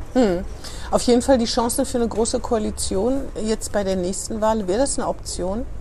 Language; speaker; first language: German; native; German